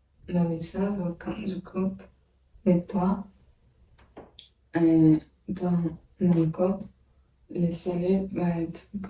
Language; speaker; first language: French; non-native, learner; Chinese